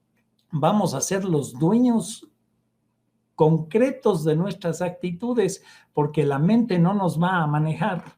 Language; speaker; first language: Spanish; native; Spanish